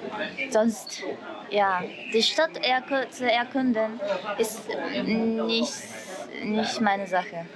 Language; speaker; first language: German; non-native, learner; Japanese